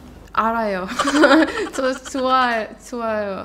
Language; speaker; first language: Korean; non-native, learner; Indonesian